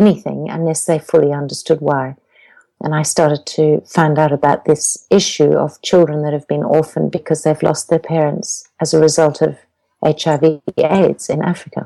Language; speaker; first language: English; native; English